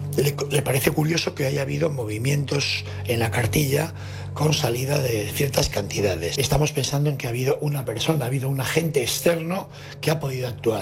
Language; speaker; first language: Spanish; native; Spanish